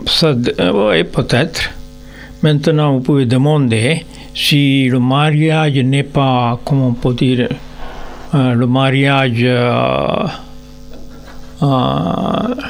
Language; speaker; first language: French; non-native, learner; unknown